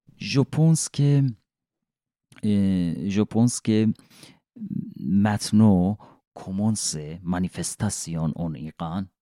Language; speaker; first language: French; non-native, learner; Persian